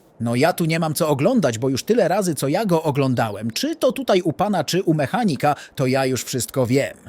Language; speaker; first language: Polish; native; Polish